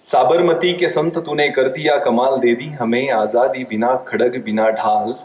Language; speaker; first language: Hindi; non-native, local second language; Marathi